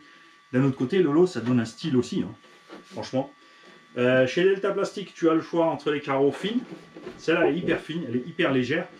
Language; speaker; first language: French; native; French